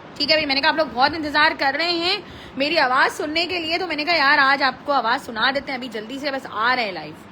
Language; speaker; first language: Hindi; native; Hindi